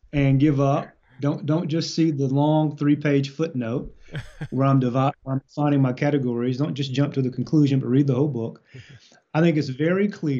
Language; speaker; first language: English; native; English